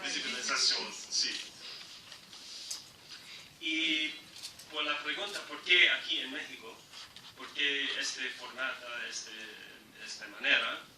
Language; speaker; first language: Spanish; non-native, learner; English